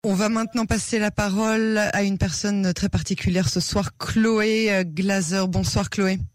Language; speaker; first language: French; native; French